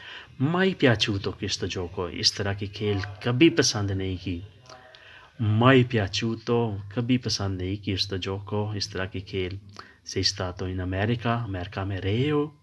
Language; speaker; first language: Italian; non-native, fluent; Urdu